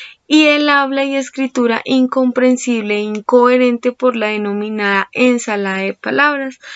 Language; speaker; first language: Spanish; native; Spanish